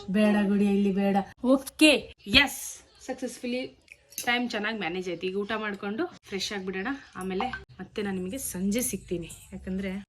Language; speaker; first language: Kannada; non-native, local second language; Urdu